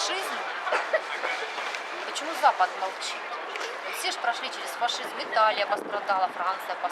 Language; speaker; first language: Russian; native; Russian